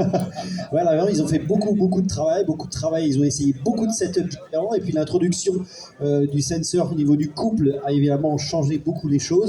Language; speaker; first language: French; native; French